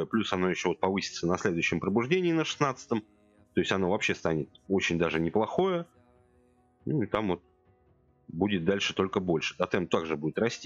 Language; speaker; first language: Russian; native; Russian